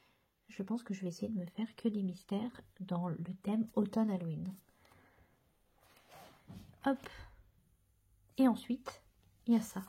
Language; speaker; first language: French; native; French